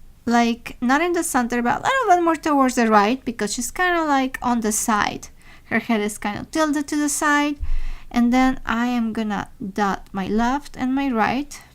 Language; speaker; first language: English; non-native, fluent; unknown